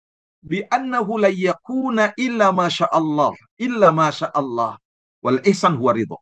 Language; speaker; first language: Arabic; non-native, fluent; Indonesian